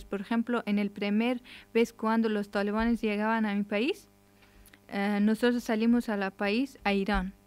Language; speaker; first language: Spanish; non-native, learner; Persian